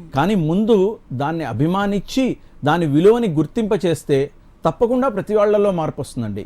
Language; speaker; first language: Telugu; native; Telugu